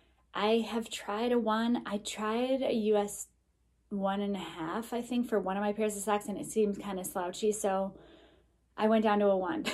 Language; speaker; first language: English; native; English